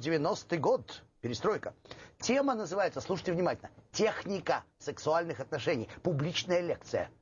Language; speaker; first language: Russian; native; Russian